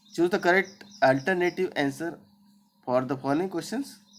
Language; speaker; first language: English; non-native, local second language; Marathi